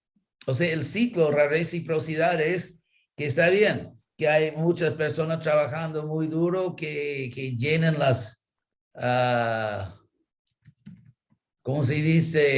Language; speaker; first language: Spanish; non-native, fluent; English